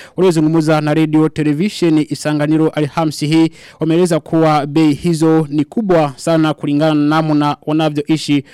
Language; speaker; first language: Swahili; non-native, local second language; Rundi